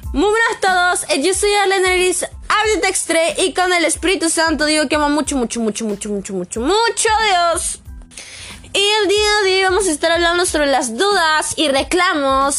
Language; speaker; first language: Spanish; native; Spanish